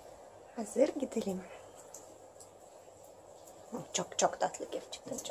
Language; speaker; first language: Turkish; non-native, learner; Russian